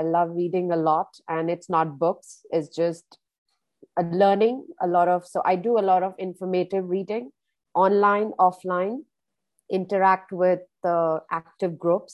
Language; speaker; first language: English; non-native, local second language; Hindi